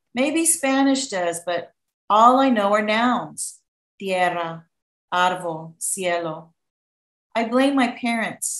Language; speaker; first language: English; native; English